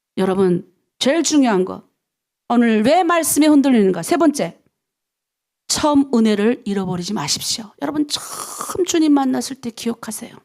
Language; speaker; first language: Korean; native; Korean